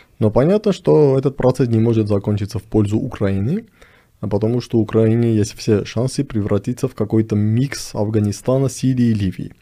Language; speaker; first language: Russian; non-native, local second language; Armenian